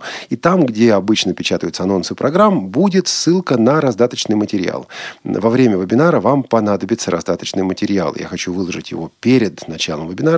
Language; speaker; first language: Russian; native; Russian